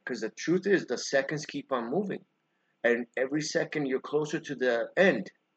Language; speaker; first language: English; early bilingual, other home language; Spanish